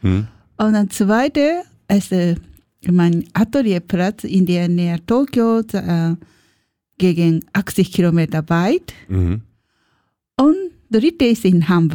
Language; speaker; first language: German; non-native, learner; Japanese